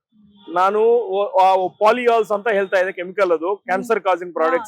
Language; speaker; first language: Kannada; non-native, learner; Telugu